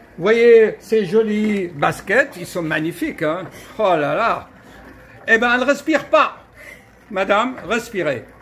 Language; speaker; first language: French; native; French